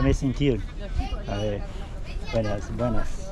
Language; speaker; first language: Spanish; non-native, learner; Portuguese